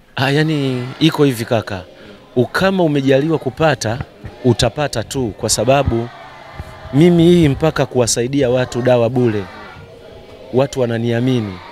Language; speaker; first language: Swahili; native; Swahili